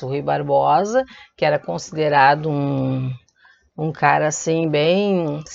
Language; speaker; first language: Portuguese; native; Portuguese